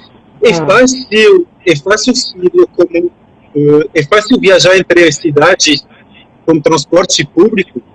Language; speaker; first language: Portuguese; non-native, fluent; French